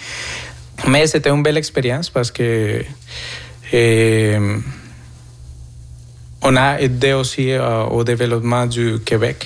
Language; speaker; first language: French; non-native, fluent; Spanish